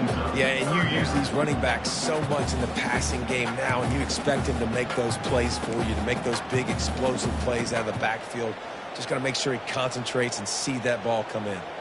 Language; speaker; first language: English; native; English